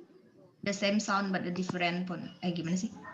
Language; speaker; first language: English; non-native, learner; Indonesian